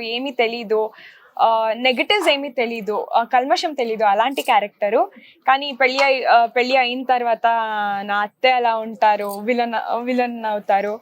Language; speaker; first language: Telugu; non-native, local second language; Kannada